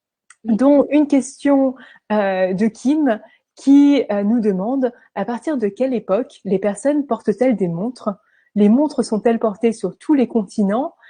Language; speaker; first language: French; native; French